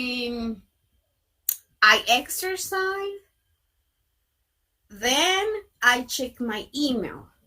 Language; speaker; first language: English; non-native, fluent; Spanish